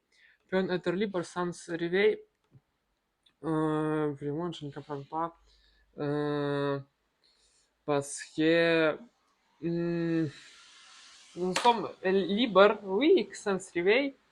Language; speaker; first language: French; non-native, learner; Russian